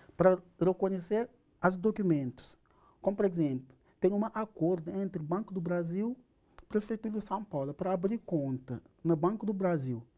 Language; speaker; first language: Portuguese; non-native, learner; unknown